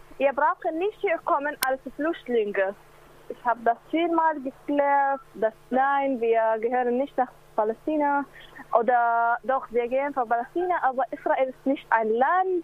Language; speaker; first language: German; non-native, learner; Arabic